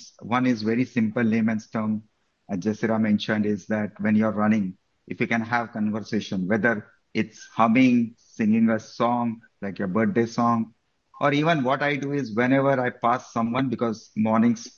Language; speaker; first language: English; non-native, local second language; Marathi